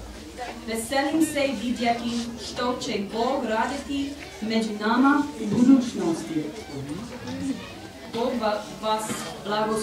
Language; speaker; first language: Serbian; non-native, learner; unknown